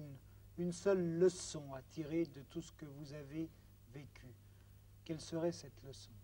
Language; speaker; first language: French; native; French